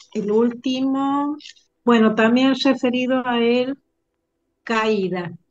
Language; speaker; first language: Spanish; native; Spanish